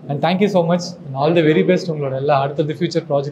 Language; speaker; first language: Tamil; native; Tamil